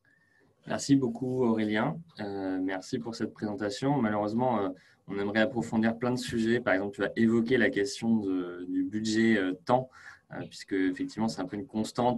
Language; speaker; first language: French; native; French